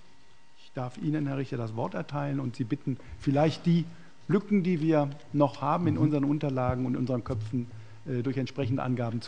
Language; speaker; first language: German; native; German